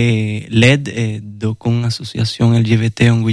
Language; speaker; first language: French; non-native, learner; Spanish